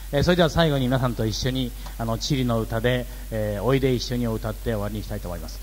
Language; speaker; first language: Japanese; native; Japanese